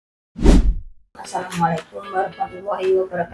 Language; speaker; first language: Indonesian; non-native, local second language; Javanese